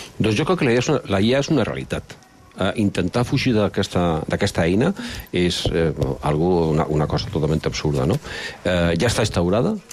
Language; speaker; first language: Catalan; non-native, local second language; Spanish